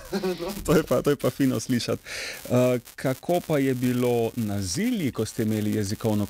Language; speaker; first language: Slovenian; native; Slovenian